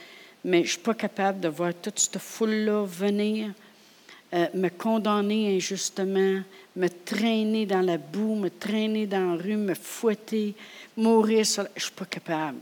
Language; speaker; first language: French; native; French